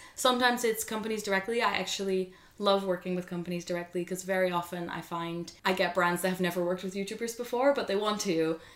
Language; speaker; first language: English; non-native, fluent; Dutch